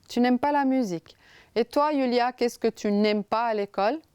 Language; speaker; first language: French; non-native, fluent; Romanian